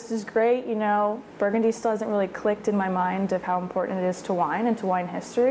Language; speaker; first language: English; native; English